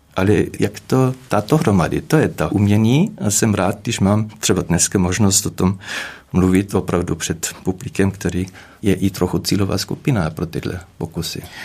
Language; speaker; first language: Czech; non-native, fluent; German